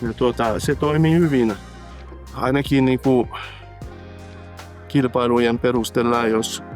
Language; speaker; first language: Finnish; non-native, fluent; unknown